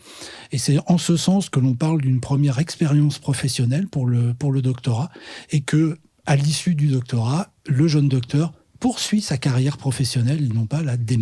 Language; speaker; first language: French; native; French